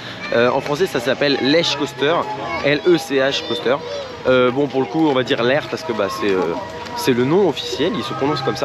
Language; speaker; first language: French; native; French